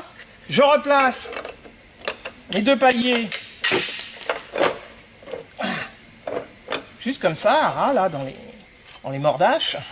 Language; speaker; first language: French; native; French